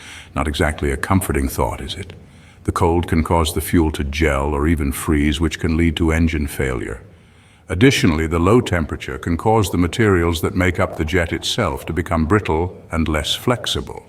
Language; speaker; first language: English; native; English